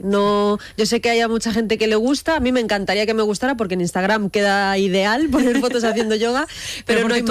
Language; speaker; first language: Spanish; native; Spanish